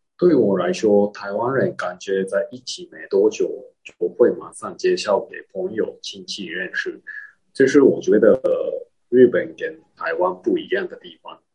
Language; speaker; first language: Chinese; non-native, learner; Japanese